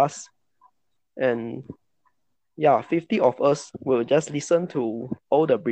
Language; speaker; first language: English; non-native, local second language; Chinese